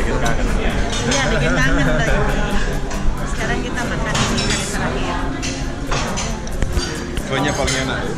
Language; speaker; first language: Indonesian; non-native, learner; Vietnamese